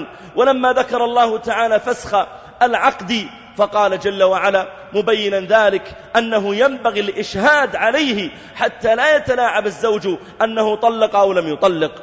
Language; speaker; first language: Arabic; native; Arabic